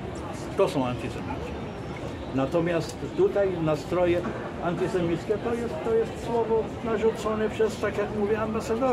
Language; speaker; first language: Polish; non-native, fluent; Arabic